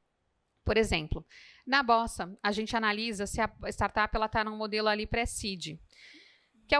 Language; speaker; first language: Portuguese; native; Portuguese